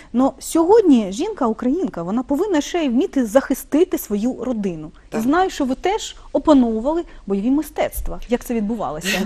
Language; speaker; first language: Ukrainian; native; Ukrainian